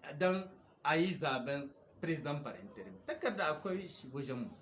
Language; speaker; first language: Hausa; non-native, local second language; Fula